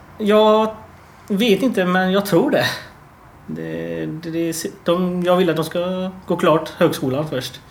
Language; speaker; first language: Swedish; early bilingual, other home language; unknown